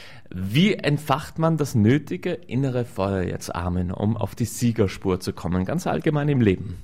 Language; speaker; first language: German; native; German